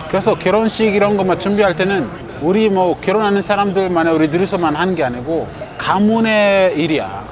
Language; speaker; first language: Korean; non-native, fluent; Kinyarwanda